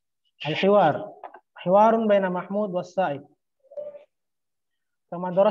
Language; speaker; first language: Arabic; non-native, fluent; Indonesian